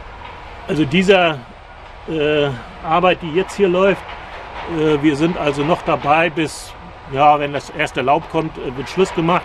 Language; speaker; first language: German; native; German